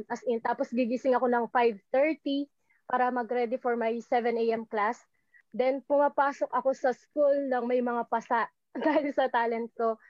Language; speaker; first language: Filipino; non-native, local second language; Pampanga